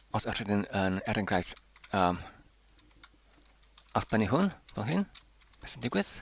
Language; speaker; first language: Welsh; non-native, learner; Polish